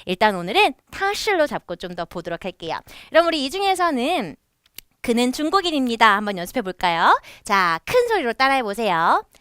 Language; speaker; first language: Korean; native; Korean